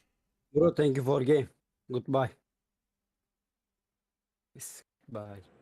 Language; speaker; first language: English; non-native, learner; Turkish